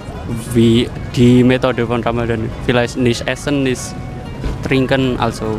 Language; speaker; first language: German; non-native, learner; Indonesian